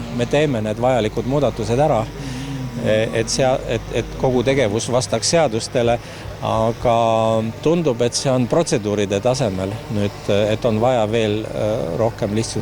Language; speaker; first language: Estonian; native; Estonian